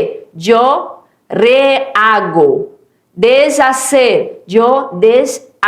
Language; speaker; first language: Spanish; non-native, fluent; Portuguese